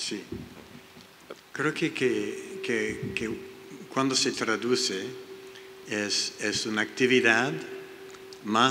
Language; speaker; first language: Spanish; non-native, learner; English